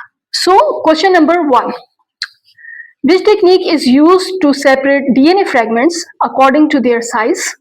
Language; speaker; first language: English; non-native, local second language; Urdu